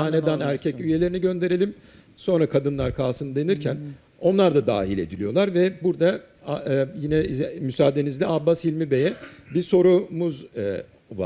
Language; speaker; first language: Turkish; native; Turkish